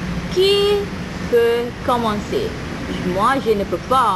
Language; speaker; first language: French; non-native, learner; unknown